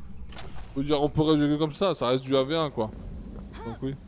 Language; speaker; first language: French; native; French